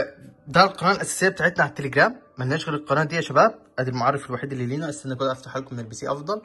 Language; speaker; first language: Arabic; native; Arabic